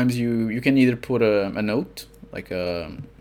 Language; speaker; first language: English; non-native, fluent; Portuguese